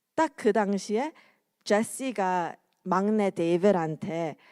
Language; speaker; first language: Korean; early bilingual, heritage; Korean